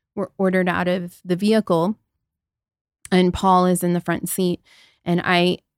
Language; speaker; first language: English; native; English